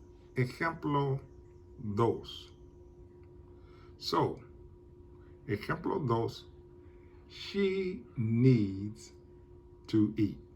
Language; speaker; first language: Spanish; non-native, learner; English